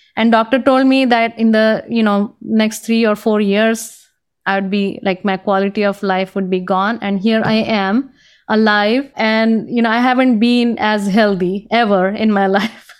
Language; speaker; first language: English; non-native, local second language; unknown